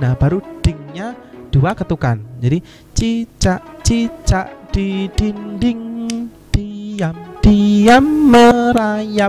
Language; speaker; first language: Indonesian; native; Indonesian